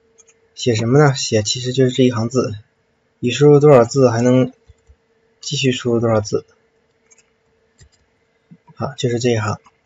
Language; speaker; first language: Chinese; native; Chinese